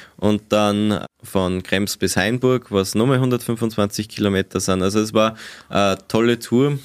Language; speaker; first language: German; native; German